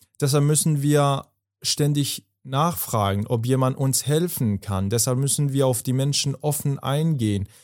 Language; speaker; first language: German; non-native, fluent; Persian